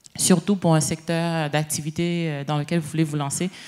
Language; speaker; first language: French; native; French